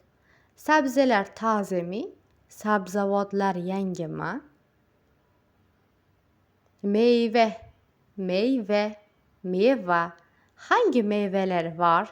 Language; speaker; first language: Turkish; non-native, fluent; Uzbek